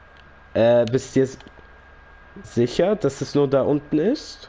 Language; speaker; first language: German; native; German